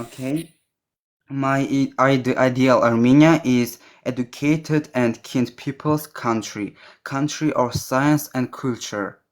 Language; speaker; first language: English; non-native, learner; Armenian